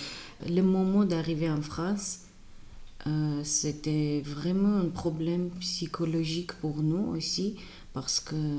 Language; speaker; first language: French; non-native, fluent; Armenian